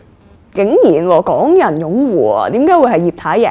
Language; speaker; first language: Cantonese; native; Cantonese